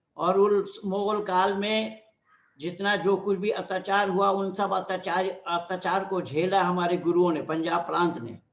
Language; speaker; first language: Hindi; non-native, local second language; Bangla